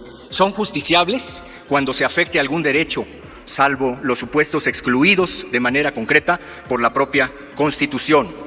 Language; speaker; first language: Spanish; native; Spanish